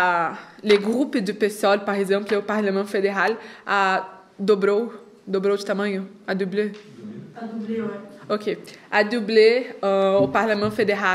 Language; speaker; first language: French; non-native, fluent; Portuguese